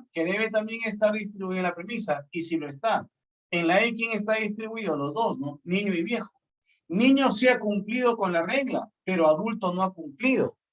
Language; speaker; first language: Spanish; native; Spanish